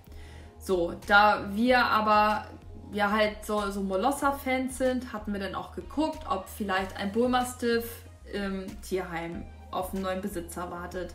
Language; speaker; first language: German; native; German